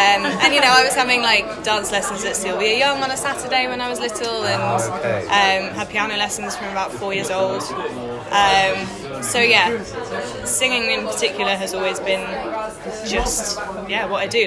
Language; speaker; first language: English; native; English